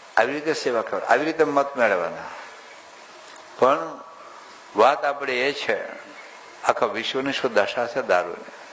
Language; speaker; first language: Gujarati; native; Gujarati